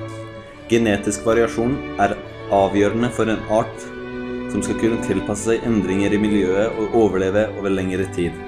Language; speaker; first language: Norwegian; native; Norwegian